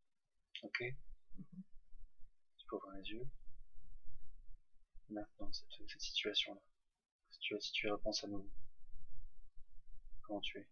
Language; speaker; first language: French; native; French